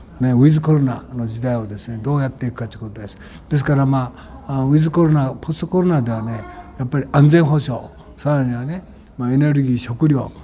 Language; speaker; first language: Japanese; native; Japanese